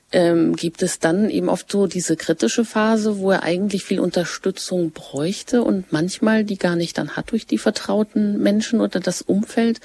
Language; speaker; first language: German; native; German